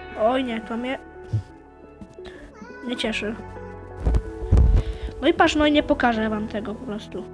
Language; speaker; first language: Polish; native; Polish